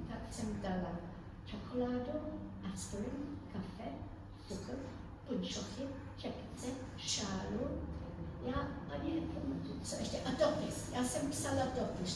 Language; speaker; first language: Czech; early bilingual, heritage; Czech